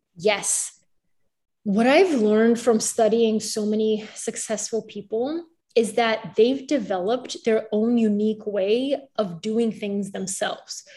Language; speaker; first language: English; early bilingual, other home language; Bulgarian